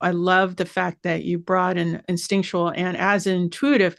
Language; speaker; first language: English; native; English